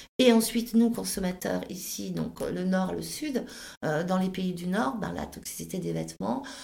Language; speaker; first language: French; native; French